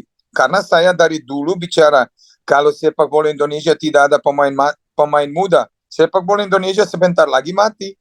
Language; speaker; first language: Indonesian; non-native, fluent; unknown